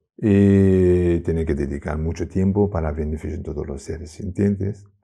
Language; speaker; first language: Spanish; non-native, learner; Tibetan